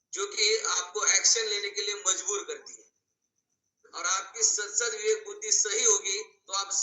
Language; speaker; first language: Hindi; non-native, local second language; Marathi